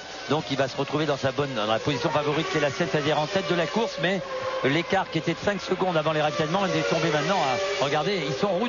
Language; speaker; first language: French; native; French